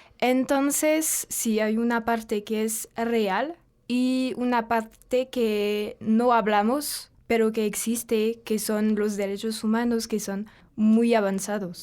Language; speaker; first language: Spanish; non-native, fluent; French